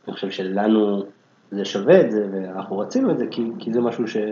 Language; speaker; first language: Hebrew; native; Hebrew